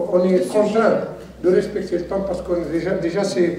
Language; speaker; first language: French; non-native, local second language; Arabic